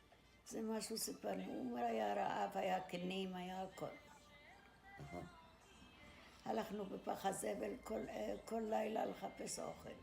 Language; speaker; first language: Hebrew; non-native, fluent; Arabic